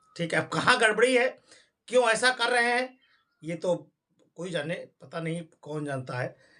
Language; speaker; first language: Hindi; native; Hindi